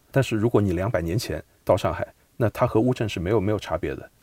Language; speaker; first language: Chinese; native; Chinese